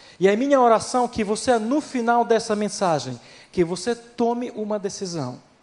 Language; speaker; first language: Portuguese; non-native, fluent; Ukrainian